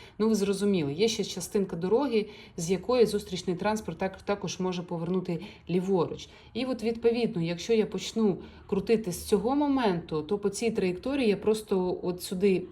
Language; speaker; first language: Ukrainian; non-native, local second language; Russian